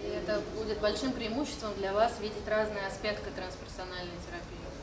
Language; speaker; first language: Russian; native; Russian